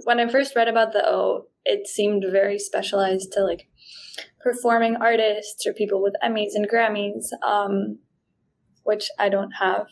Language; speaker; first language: English; non-native, fluent; Spanish